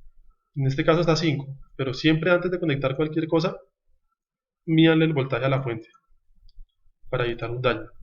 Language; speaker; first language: Spanish; native; Spanish